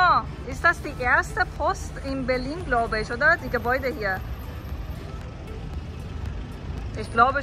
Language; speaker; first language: German; non-native, learner; Persian